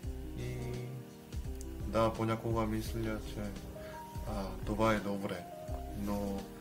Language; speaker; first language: Bulgarian; non-native, learner; Korean